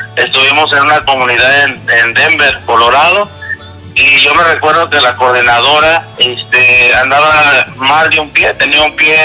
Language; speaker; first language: Spanish; native; Spanish